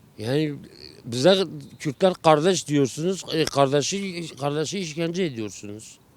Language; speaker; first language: Turkish; native; Turkish